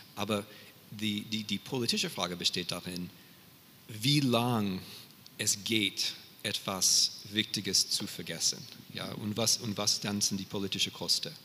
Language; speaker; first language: German; non-native, fluent; English